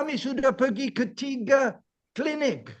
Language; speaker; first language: Indonesian; non-native, fluent; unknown